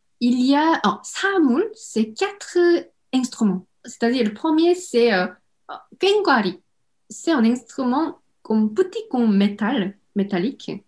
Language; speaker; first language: French; non-native, fluent; Korean